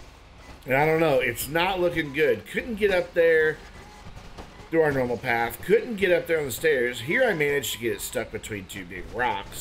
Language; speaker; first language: English; native; English